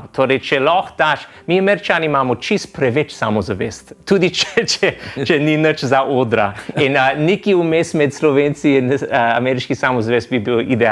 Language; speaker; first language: Slovenian; non-native, fluent; English